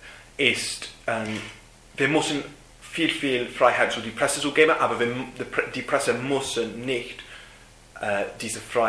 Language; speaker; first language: German; non-native, learner; English